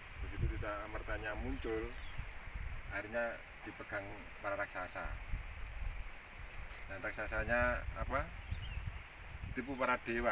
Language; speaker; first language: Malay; non-native, local second language; Javanese